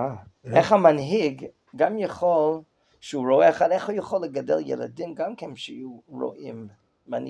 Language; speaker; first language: Hebrew; non-native, fluent; English